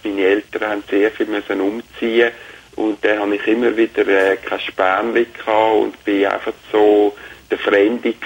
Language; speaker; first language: German; native; German